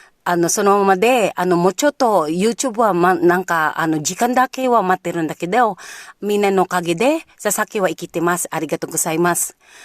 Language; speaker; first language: Japanese; non-native, learner; Filipino